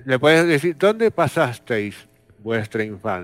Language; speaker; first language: Spanish; native; Spanish